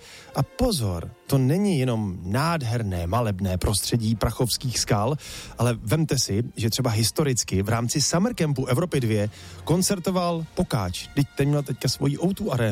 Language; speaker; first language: Czech; native; Czech